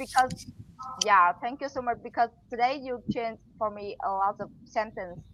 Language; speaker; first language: English; non-native, learner; Vietnamese